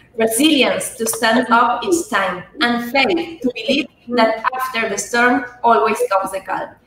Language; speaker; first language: English; non-native, fluent; Spanish